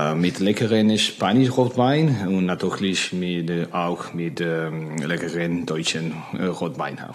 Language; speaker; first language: German; non-native, learner; Spanish